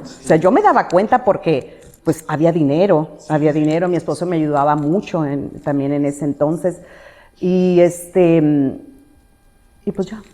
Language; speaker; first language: Spanish; native; Spanish